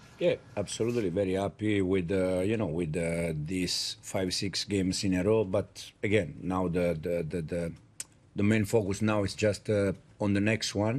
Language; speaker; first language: English; non-native, fluent; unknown